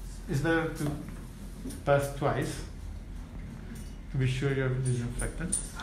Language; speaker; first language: English; non-native, fluent; Italian